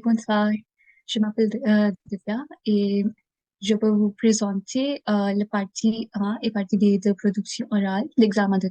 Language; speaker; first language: French; non-native, learner; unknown